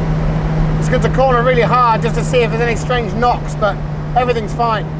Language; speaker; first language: English; native; English